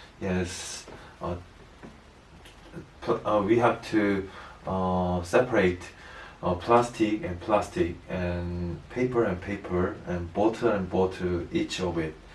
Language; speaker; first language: English; non-native, learner; Korean